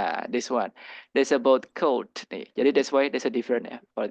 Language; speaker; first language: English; non-native, learner; Indonesian